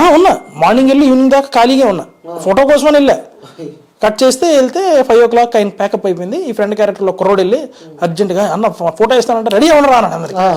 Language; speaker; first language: Telugu; native; Telugu